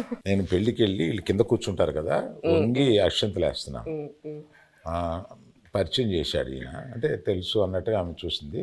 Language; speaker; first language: Telugu; native; Telugu